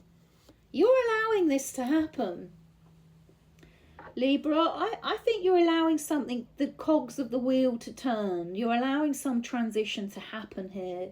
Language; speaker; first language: English; native; English